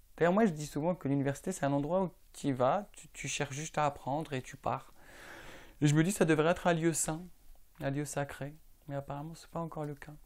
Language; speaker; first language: French; non-native, local second language; Arabic